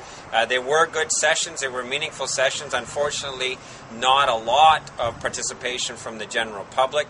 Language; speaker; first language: English; native; English